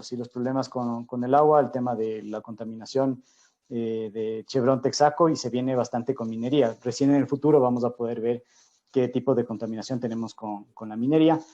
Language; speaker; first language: Spanish; native; Spanish